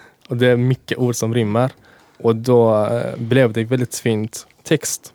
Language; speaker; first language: Swedish; non-native, fluent; Persian